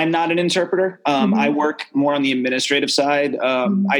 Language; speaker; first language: English; native; English